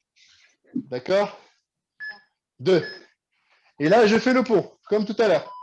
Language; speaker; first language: French; native; French